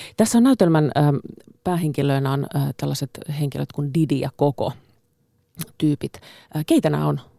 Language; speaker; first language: Finnish; native; Finnish